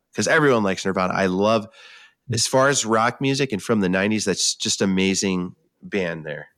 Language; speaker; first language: English; native; English